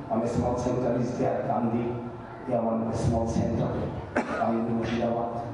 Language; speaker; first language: English; non-native, local second language; Bangla